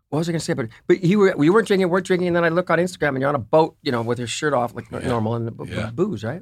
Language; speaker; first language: English; native; English